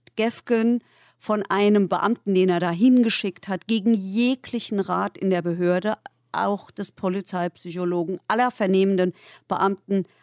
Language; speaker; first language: German; native; German